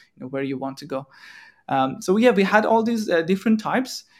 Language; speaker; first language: English; non-native, fluent; Persian